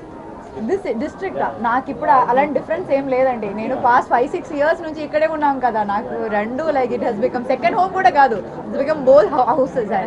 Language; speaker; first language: Telugu; non-native, fluent; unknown